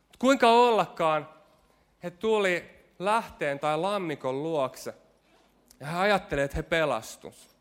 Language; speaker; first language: Finnish; native; Finnish